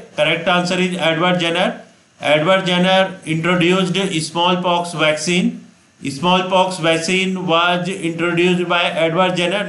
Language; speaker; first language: English; non-native, local second language; Hindi